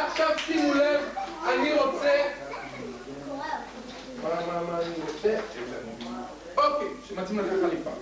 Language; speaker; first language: Hebrew; native; Hebrew